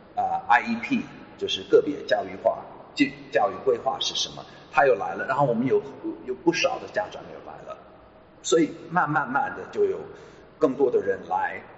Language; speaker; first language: Chinese; non-native, fluent; English